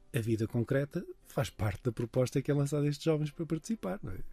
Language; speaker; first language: Portuguese; native; Portuguese